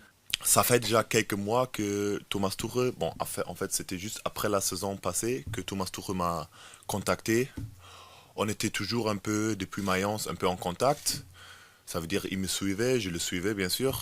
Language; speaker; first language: French; non-native, fluent; German